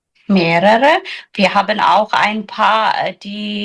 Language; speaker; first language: German; non-native, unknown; Tigrinya